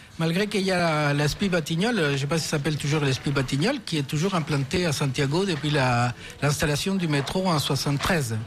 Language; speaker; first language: French; non-native, fluent; Spanish